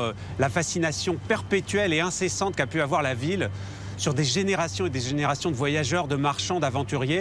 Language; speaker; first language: French; native; French